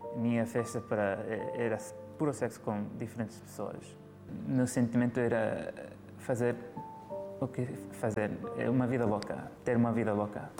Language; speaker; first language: Portuguese; early bilingual, heritage; Portuguese